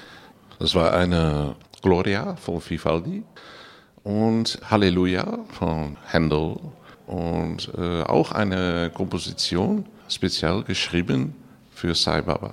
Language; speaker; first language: German; non-native, learner; Dutch